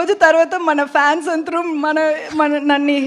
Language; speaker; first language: Telugu; non-native, learner; Tamil